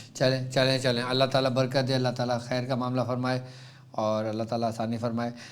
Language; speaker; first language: Urdu; native; Urdu